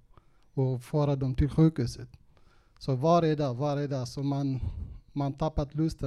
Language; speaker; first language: Swedish; non-native, local second language; Kurdish